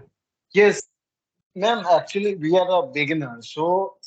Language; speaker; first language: English; non-native, learner; Hindi